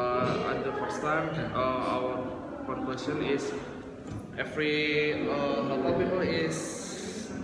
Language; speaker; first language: English; non-native, learner; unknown